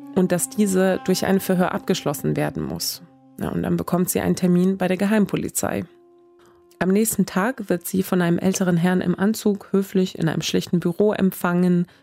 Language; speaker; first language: German; early bilingual, other home language; Swedish